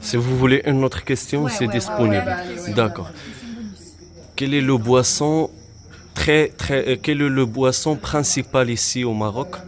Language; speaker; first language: French; non-native, learner; Arabic